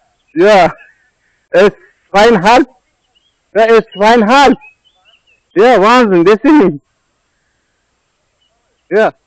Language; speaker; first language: German; non-native, learner; Turkish